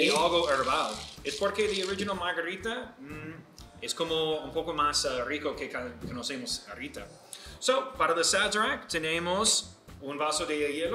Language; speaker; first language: Spanish; non-native, learner; English